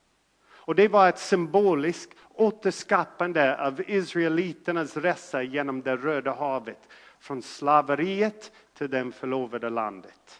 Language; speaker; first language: Swedish; non-native, fluent; English